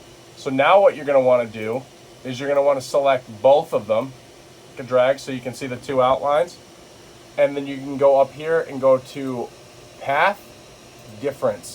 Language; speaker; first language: English; native; English